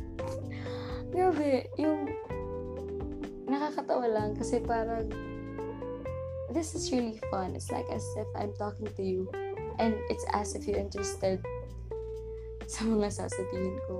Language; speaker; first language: English; non-native, local second language; Cebuano